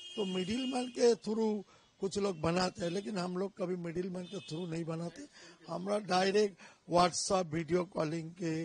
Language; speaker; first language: Hindi; non-native, local second language; Bangla